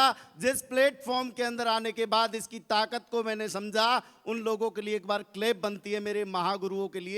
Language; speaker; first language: Hindi; native; Hindi